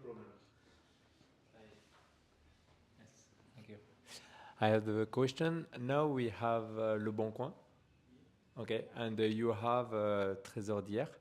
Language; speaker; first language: English; non-native, learner; French